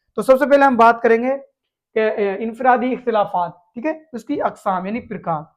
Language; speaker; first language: Hindi; native; Hindi